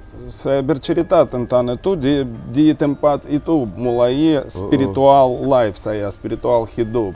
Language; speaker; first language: Indonesian; non-native, learner; Russian